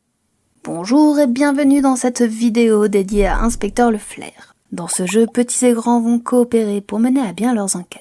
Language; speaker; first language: French; native; French